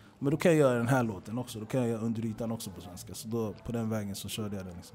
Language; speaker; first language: Swedish; early bilingual, other home language; Papiamento